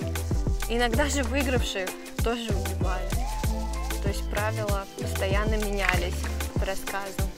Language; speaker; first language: Russian; native; Russian